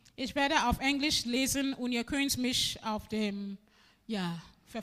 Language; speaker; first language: German; non-native, fluent; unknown